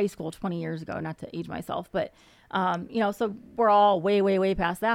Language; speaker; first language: English; native; English